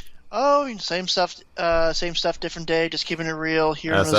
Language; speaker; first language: English; native; English